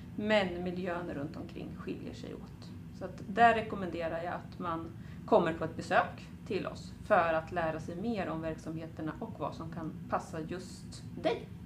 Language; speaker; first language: Swedish; native; Swedish